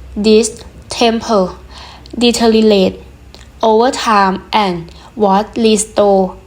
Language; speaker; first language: English; non-native, learner; Thai